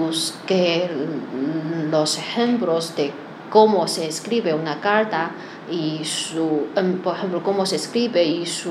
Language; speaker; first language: Spanish; non-native, learner; Chinese